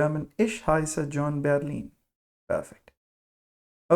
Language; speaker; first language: German; non-native, fluent; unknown